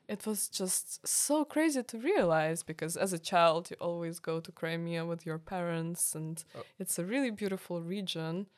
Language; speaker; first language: English; non-native, fluent; Ukrainian